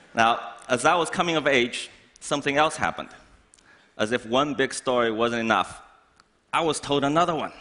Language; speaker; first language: English; non-native, fluent; Chinese